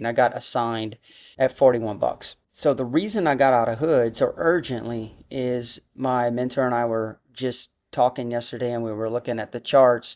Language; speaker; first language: English; native; English